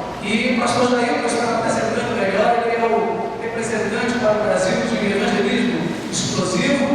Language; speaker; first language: Portuguese; native; Portuguese